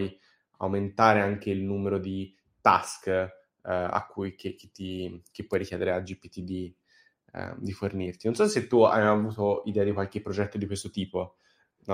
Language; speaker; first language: Italian; native; Italian